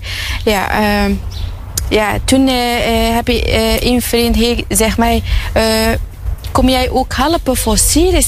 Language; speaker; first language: Dutch; non-native, learner; Arabic